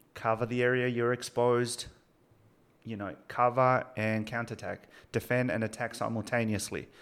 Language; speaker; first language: English; early bilingual, other home language; Spanish